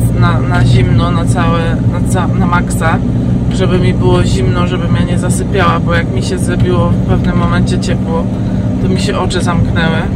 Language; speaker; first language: Polish; native; Polish